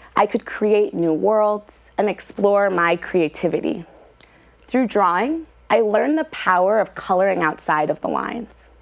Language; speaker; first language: English; native; English